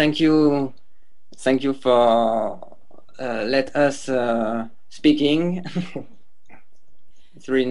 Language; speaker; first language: English; non-native, learner; French